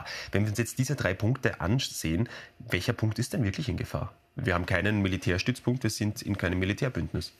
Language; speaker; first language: German; native; German